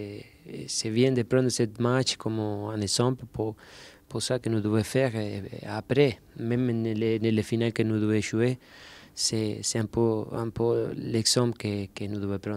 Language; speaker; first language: French; non-native, fluent; Spanish